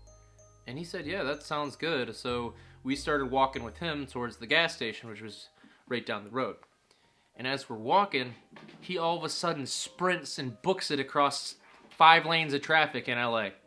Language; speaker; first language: English; native; English